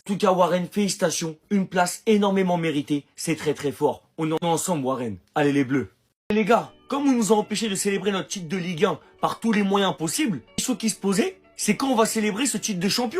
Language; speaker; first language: French; native; French